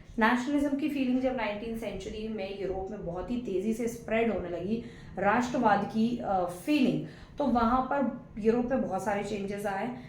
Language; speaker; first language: Hindi; non-native, local second language; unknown